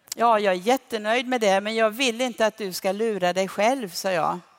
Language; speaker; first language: Swedish; native; Swedish